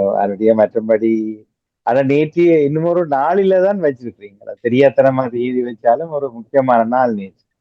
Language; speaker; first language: Tamil; native; Tamil